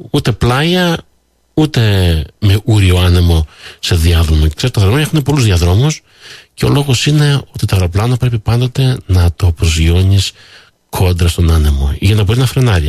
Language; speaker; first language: Greek; native; Greek